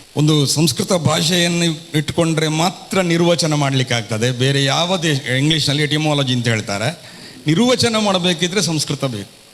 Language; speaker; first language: Kannada; non-native, local second language; Tulu